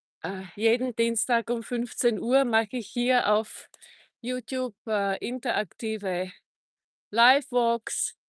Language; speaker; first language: German; non-native, fluent; Czech